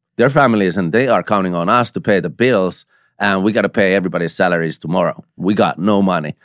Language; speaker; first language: English; non-native, fluent; Finnish